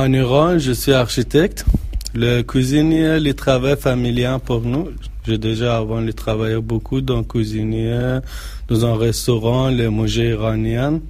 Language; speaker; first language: French; non-native, learner; Persian